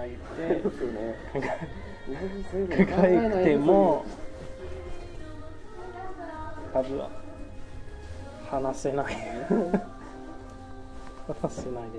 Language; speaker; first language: Japanese; non-native, learner; English